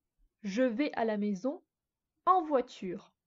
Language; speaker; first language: French; non-native, fluent; Russian